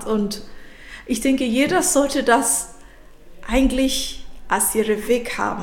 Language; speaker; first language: German; non-native, fluent; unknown